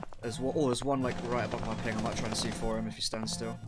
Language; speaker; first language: English; native; English